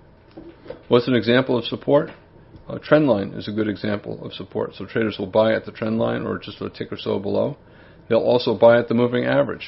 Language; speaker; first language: English; native; English